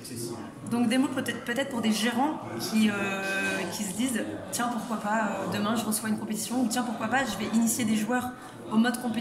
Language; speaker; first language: French; native; French